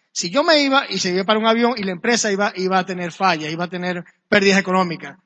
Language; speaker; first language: Spanish; native; Spanish